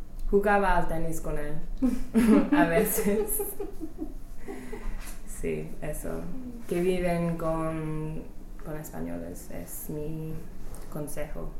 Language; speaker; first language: Spanish; non-native, learner; English